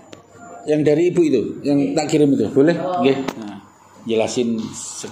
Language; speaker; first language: Indonesian; native; Indonesian